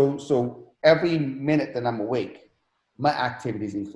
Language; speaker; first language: English; non-native, fluent; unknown